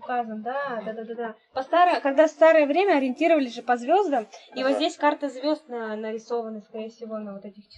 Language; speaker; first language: Russian; native; Russian